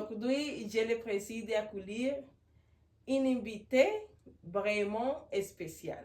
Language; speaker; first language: French; non-native, learner; Spanish